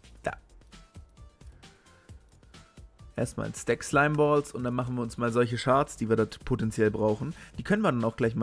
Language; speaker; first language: German; native; German